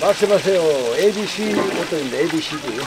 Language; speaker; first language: Korean; native; Korean